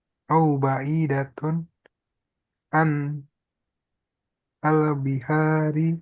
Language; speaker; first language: Arabic; non-native, learner; Indonesian